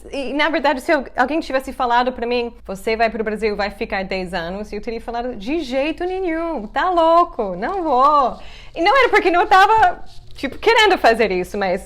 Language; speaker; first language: Portuguese; non-native, fluent; English